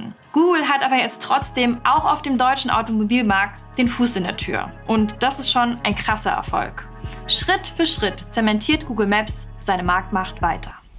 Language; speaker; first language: German; native; German